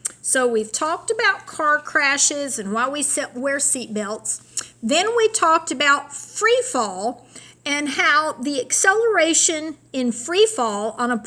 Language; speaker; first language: English; native; English